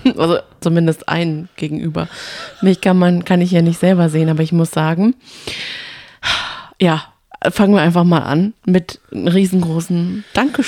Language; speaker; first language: German; native; German